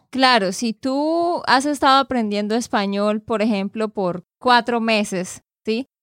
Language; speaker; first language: Spanish; native; Spanish